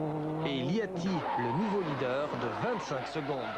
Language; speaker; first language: French; native; French